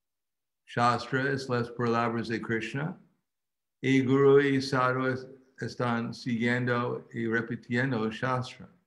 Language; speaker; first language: Spanish; non-native, fluent; English